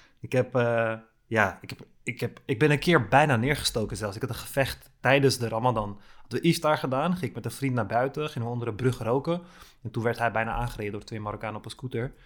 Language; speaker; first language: Dutch; early bilingual, other home language; Turkish